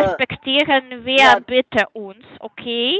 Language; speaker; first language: German; non-native, fluent; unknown